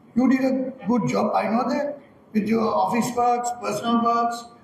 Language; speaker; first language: English; non-native, local second language; Sinhala